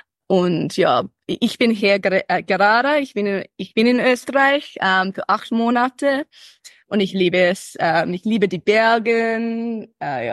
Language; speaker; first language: German; early bilingual, heritage; English